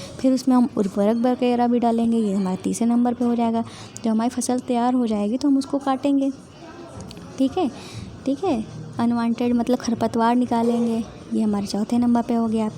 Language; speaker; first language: Hindi; native; Hindi